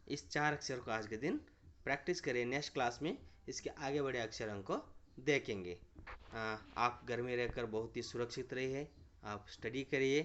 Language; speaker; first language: Hindi; non-native, local second language; Kannada